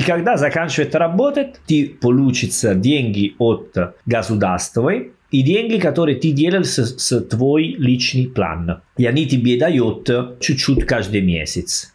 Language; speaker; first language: Russian; non-native, learner; Italian